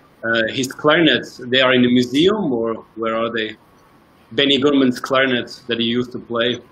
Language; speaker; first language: English; non-native, fluent; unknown